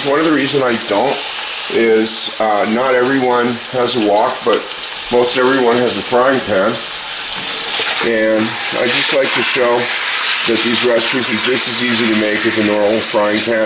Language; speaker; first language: English; native; English